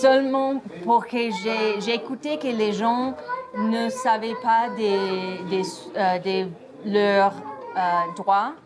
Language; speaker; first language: French; non-native, learner; English